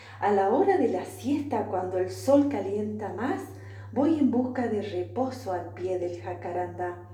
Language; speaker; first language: Spanish; native; Spanish